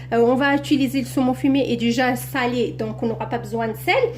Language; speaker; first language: French; non-native, local second language; Arabic